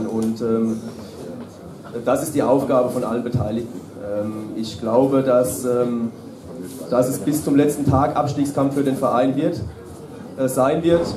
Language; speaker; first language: German; native; German